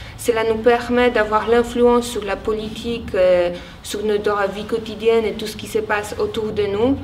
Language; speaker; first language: French; non-native, fluent; Polish